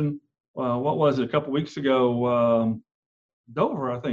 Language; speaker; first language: English; native; English